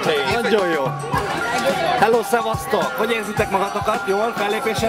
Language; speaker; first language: Hungarian; native; Hungarian